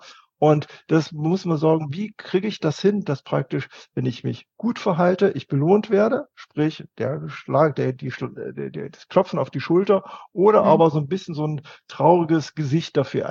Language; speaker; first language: German; native; German